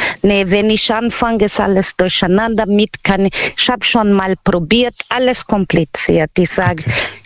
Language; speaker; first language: German; non-native, learner; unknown